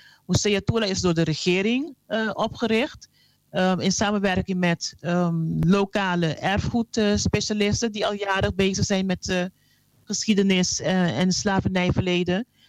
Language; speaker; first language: Dutch; non-native, local second language; Papiamento